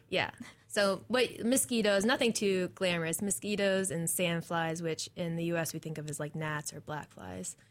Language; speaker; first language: English; native; English